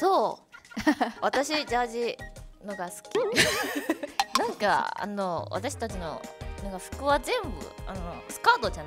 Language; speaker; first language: Japanese; non-native, fluent; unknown